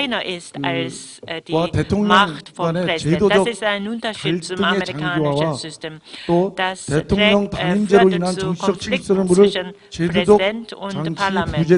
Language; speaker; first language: German; non-native, fluent; Korean